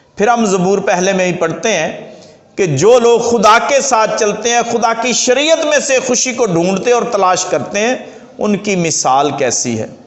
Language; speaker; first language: Urdu; non-native, local second language; Punjabi